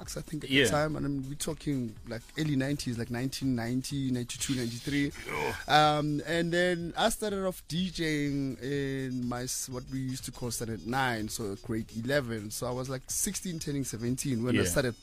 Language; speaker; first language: English; non-native, local second language; Southern Sotho